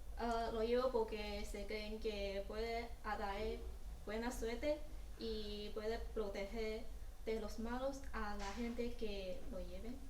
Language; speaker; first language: Spanish; non-native, learner; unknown